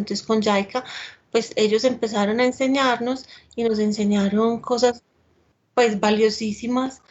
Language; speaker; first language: Spanish; native; Spanish